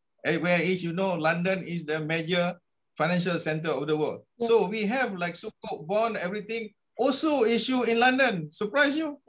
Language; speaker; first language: English; non-native, local second language; Malay